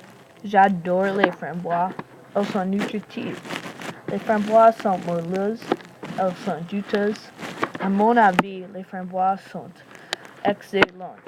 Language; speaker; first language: French; non-native, learner; English